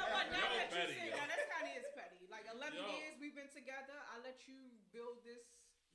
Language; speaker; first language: English; native; English